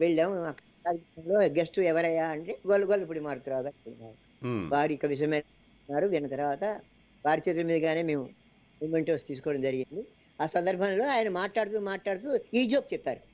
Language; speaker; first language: Telugu; native; Telugu